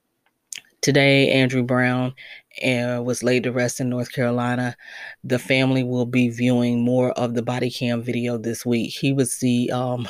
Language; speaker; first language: English; native; English